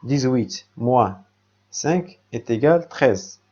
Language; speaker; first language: French; non-native, local second language; Arabic